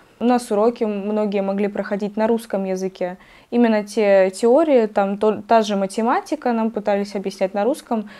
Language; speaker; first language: Russian; native; Russian